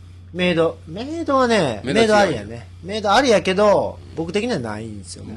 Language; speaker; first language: Japanese; native; Japanese